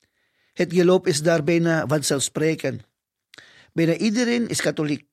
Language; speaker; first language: Dutch; non-native, fluent; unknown